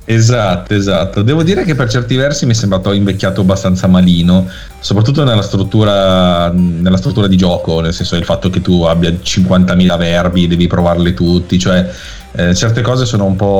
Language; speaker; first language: Italian; native; Italian